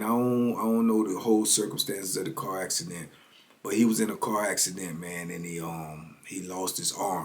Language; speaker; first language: English; native; English